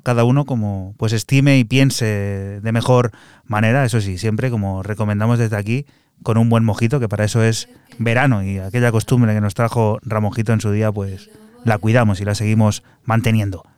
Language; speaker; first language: Spanish; native; Spanish